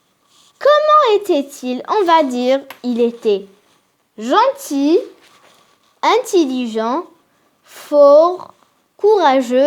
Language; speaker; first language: French; non-native, local second language; Arabic